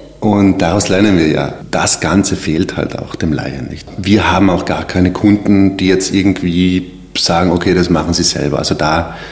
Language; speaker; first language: German; native; German